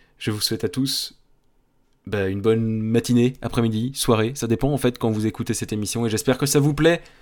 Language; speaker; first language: French; native; French